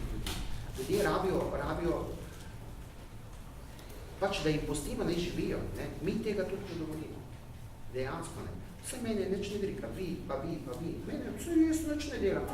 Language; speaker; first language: Slovenian; early bilingual, heritage; Arabic